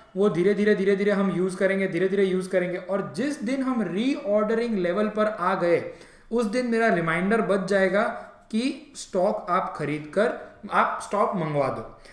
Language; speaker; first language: Hindi; native; Hindi